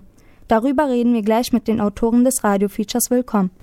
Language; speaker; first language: German; native; German